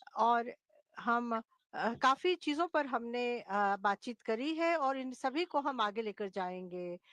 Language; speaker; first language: Hindi; native; Hindi